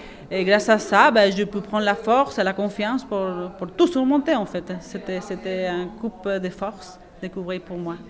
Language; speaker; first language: French; non-native, fluent; Spanish